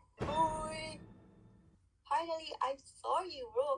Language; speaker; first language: English; non-native, learner; Burmese